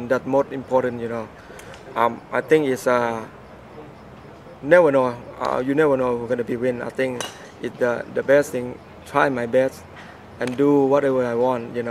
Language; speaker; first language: English; non-native, learner; Thai